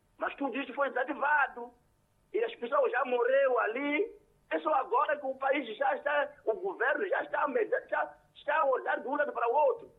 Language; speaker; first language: Portuguese; non-native, local second language; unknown